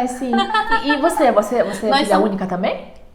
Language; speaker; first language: Portuguese; non-native, learner; Chinese